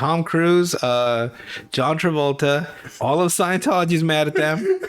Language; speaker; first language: English; native; English